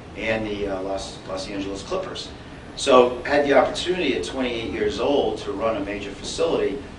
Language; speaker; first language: English; native; English